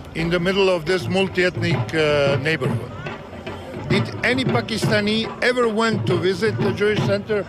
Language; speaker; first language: English; non-native, fluent; Croatian